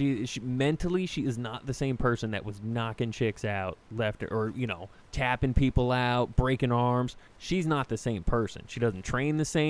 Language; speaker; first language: English; native; English